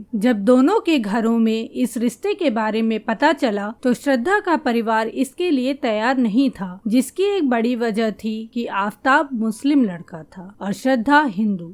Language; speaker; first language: Hindi; native; Hindi